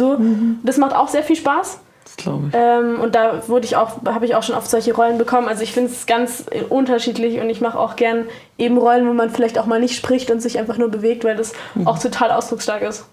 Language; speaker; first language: German; native; German